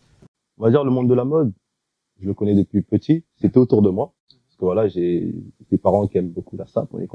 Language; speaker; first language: French; native; French